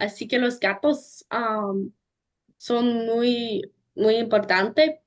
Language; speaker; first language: Spanish; non-native, learner; English